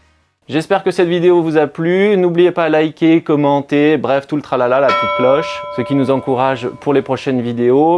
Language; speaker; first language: French; native; French